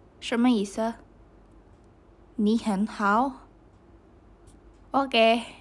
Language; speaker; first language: Chinese; non-native, learner; Indonesian